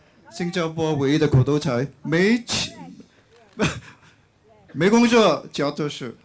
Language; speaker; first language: Chinese; non-native, local second language; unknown